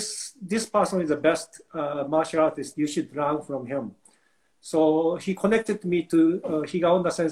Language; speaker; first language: English; non-native, fluent; Japanese